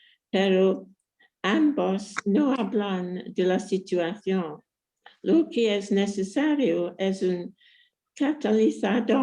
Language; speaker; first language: Spanish; non-native, fluent; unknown